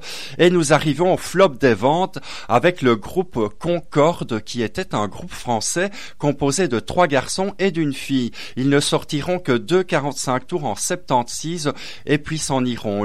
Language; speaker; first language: French; native; French